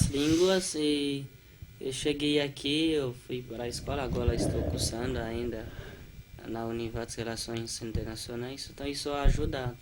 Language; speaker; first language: Portuguese; non-native, fluent; Haitian Creole